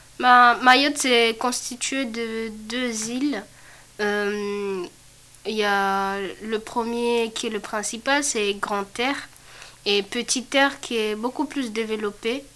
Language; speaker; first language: French; non-native, local second language; Comorian